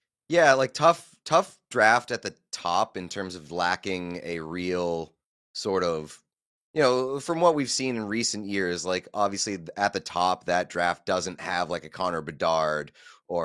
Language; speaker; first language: English; native; English